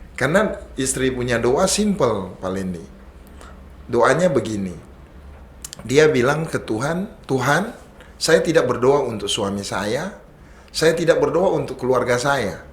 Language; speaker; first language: Indonesian; native; Indonesian